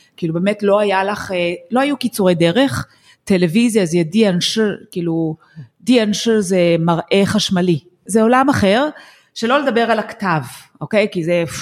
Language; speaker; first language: Hebrew; native; Hebrew